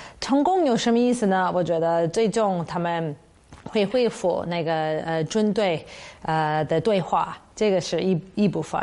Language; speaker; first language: Chinese; non-native, fluent; English